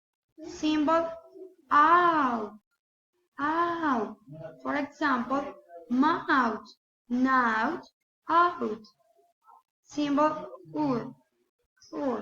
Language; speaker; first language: English; non-native, learner; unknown